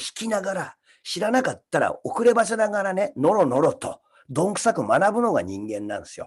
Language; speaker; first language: Japanese; native; Japanese